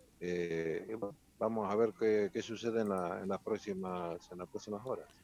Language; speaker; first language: Spanish; native; Spanish